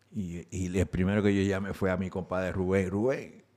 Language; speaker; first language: Spanish; early bilingual, heritage; Spanish